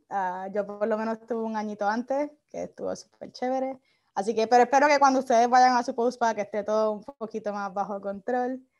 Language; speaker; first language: Spanish; native; Spanish